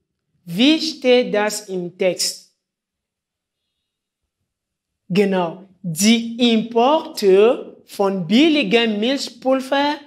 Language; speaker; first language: German; non-native, fluent; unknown